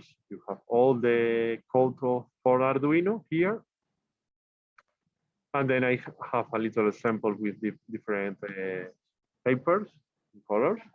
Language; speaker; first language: English; non-native, learner; Spanish